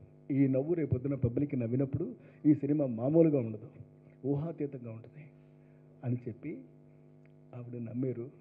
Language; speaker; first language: Telugu; native; Telugu